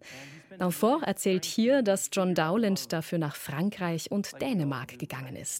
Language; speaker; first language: German; native; German